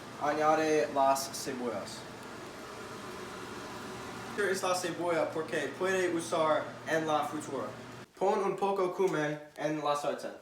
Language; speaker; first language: Spanish; non-native, learner; English